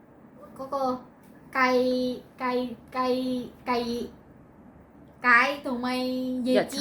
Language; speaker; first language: Cantonese; non-native, learner; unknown